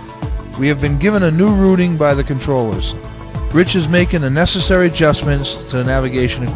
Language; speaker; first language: English; native; English